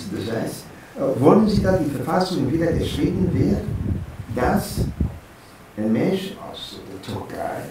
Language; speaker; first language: German; non-native, fluent; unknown